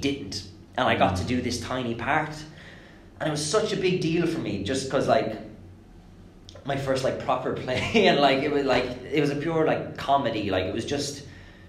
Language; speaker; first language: English; native; English